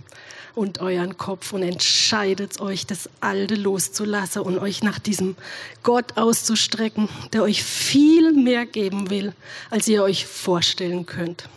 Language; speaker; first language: German; native; German